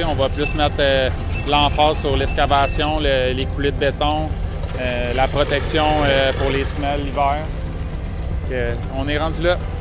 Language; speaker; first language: French; native; French